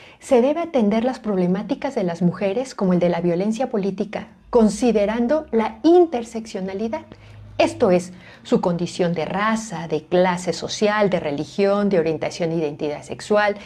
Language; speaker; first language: Spanish; native; Spanish